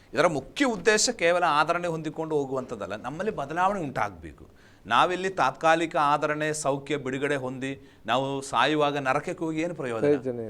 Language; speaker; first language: Kannada; non-native, local second language; Malayalam